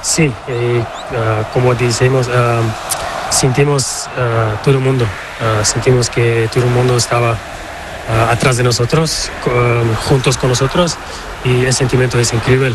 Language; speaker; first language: Spanish; non-native, learner; Portuguese